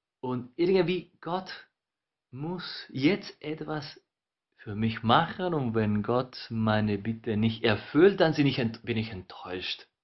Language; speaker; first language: German; non-native, fluent; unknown